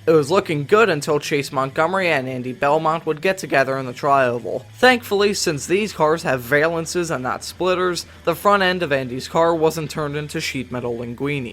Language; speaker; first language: English; native; English